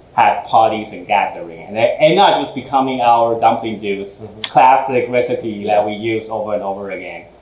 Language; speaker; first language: English; early bilingual, other home language; Chinese